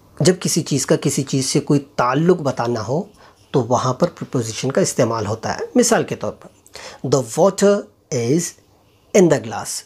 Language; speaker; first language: Urdu; native; Urdu